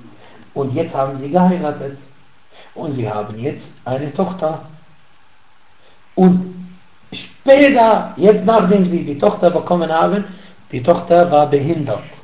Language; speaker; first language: German; non-native, fluent; Arabic